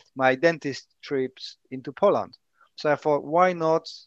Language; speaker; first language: English; non-native, fluent; Polish